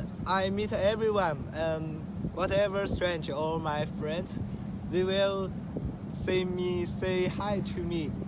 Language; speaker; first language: English; non-native, learner; Chinese